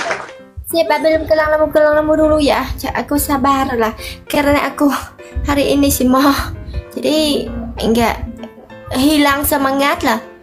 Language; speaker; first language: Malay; non-native, learner; Vietnamese